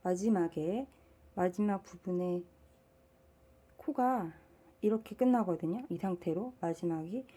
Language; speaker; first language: Korean; native; Korean